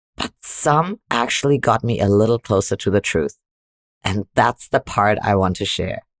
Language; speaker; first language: English; non-native, fluent; German